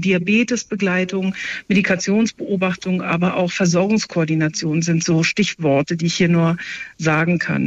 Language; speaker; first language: German; native; German